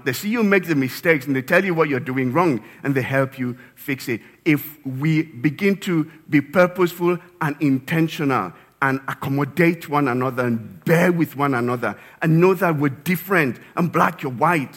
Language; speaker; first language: English; non-native, local second language; Yoruba